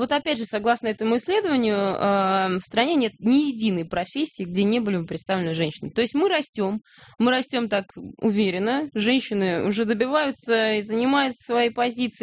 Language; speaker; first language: Russian; native; Russian